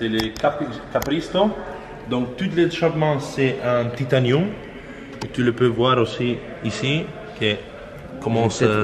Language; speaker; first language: French; non-native, fluent; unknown